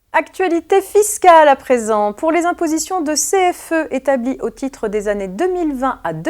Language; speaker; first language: French; native; French